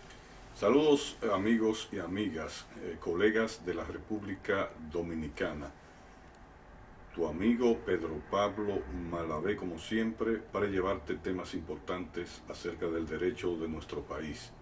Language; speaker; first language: Spanish; native; Spanish